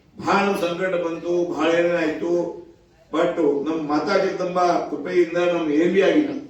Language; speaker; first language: Kannada; non-native, local second language; Lambadi